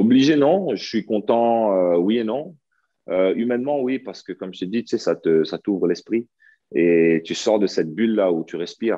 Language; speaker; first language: French; native; French